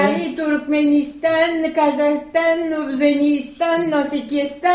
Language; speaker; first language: Spanish; non-native, fluent; Armenian